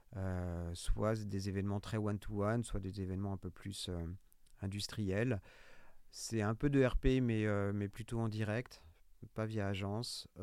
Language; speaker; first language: French; native; French